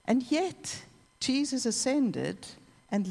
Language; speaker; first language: English; native; English